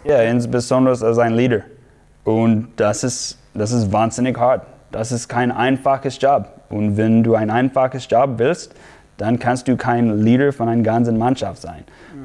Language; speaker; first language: German; non-native, fluent; English